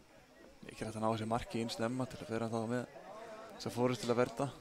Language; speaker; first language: Icelandic; native; Icelandic